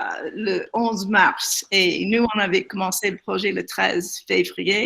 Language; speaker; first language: French; non-native, fluent; English